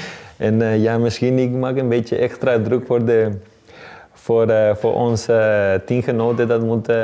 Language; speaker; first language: Dutch; non-native, learner; Spanish